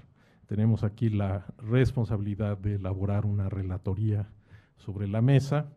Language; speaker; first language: Spanish; native; Spanish